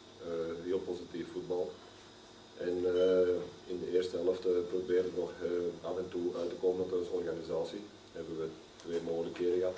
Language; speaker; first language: Dutch; native; Dutch